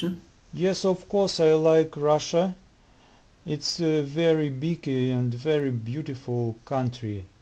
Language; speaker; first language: English; non-native, learner; Russian